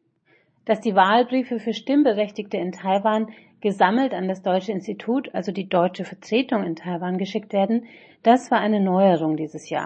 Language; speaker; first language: German; native; German